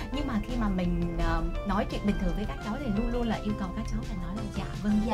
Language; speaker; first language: Vietnamese; native; Vietnamese